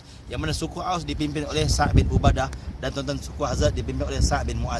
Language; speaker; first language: Malay; native; Malay